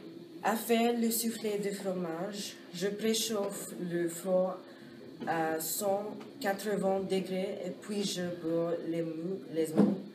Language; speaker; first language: French; non-native, learner; English